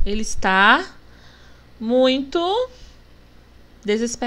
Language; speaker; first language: Portuguese; native; Portuguese